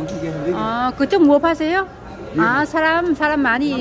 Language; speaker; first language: Korean; non-native, learner; Vietnamese